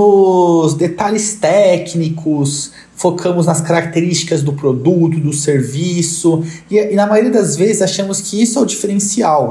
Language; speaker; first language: Portuguese; native; Portuguese